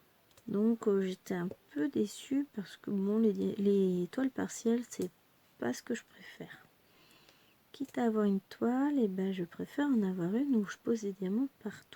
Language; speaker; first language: French; native; French